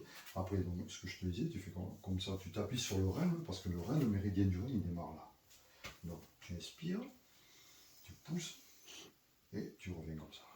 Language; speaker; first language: French; native; French